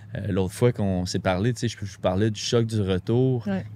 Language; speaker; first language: French; native; French